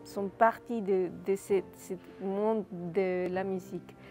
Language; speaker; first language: French; non-native, fluent; Spanish